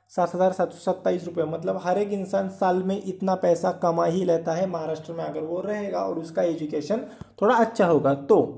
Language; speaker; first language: Hindi; non-native, local second language; Marathi